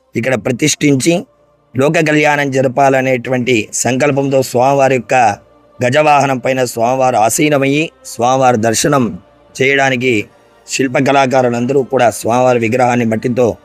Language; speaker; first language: Telugu; native; Telugu